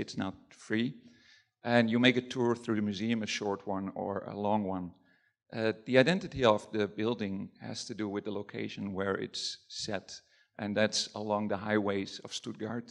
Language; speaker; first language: English; non-native, fluent; Dutch